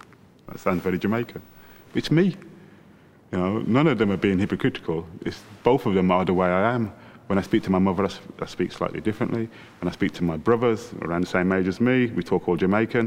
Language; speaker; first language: English; native; English